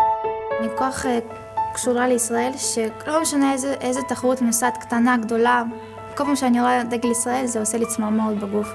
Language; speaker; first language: Hebrew; early bilingual, other home language; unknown